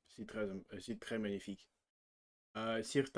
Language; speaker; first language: French; non-native, learner; Russian